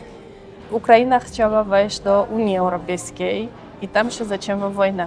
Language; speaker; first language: Polish; non-native, fluent; Armenian